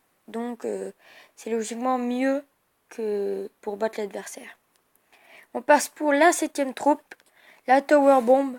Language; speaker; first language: French; native; French